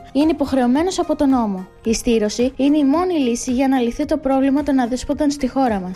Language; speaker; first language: Greek; native; Greek